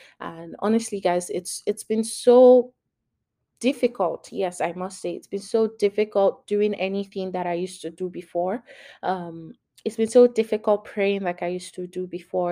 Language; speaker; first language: English; non-native, local second language; Yoruba